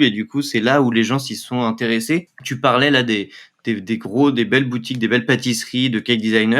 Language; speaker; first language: French; native; French